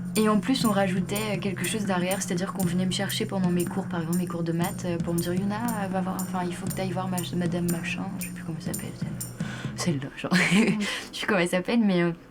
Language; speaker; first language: French; native; French